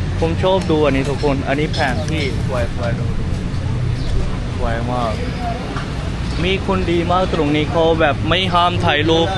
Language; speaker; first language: Thai; non-native, fluent; Urdu